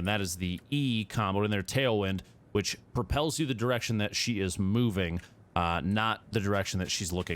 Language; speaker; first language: English; native; English